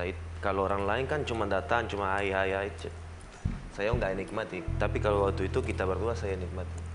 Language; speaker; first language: Indonesian; non-native, learner; Spanish